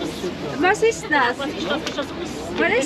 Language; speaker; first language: English; non-native, learner; Vietnamese